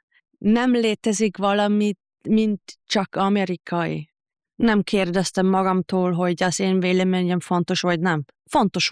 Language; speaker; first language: Hungarian; non-native, fluent; German